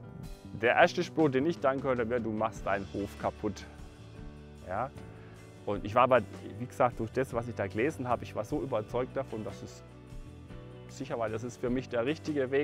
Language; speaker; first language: German; native; German